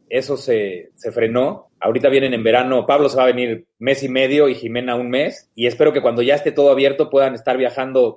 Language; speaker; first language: Spanish; native; Spanish